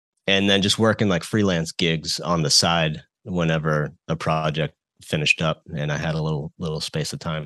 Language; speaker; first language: English; native; English